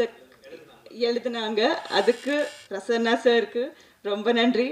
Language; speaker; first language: Tamil; non-native, local second language; Telugu